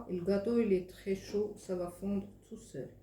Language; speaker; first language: French; non-native, fluent; Arabic